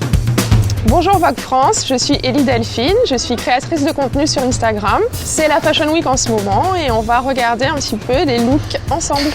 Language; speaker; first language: French; native; French